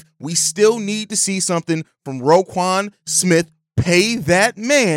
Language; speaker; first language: English; native; English